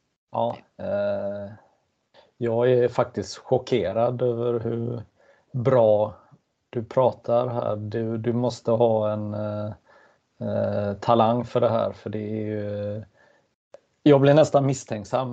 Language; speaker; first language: Swedish; native; Swedish